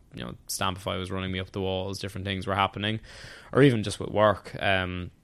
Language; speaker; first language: English; native; English